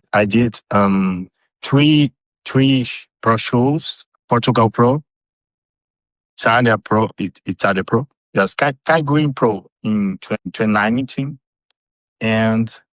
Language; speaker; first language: English; non-native, learner; Portuguese